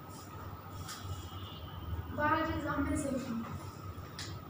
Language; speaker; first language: German; non-native, learner; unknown